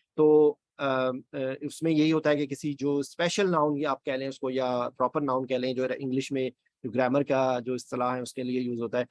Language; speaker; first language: Urdu; native; Urdu